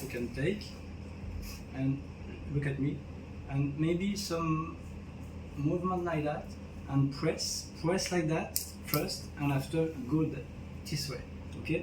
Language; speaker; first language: English; non-native, learner; French